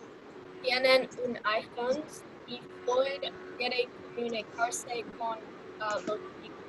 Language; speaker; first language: Spanish; non-native, learner; English